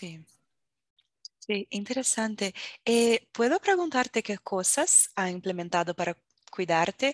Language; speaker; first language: Spanish; non-native, fluent; Portuguese